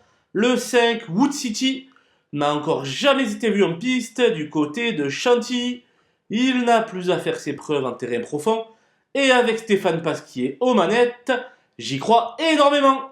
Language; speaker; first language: French; native; French